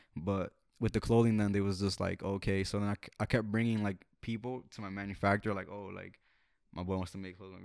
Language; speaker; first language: English; native; English